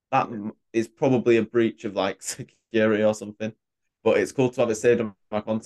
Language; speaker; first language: English; native; English